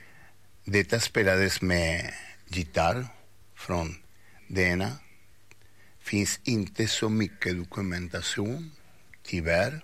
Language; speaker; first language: Swedish; non-native, fluent; Spanish